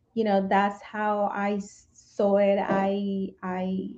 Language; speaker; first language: English; non-native, fluent; Spanish